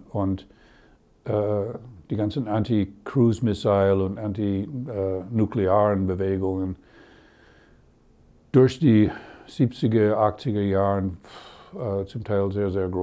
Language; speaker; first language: German; non-native, learner; English